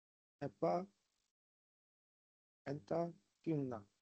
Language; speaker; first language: Finnish; non-native, learner; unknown